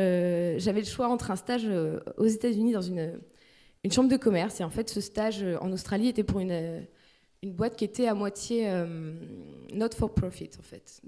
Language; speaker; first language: French; native; French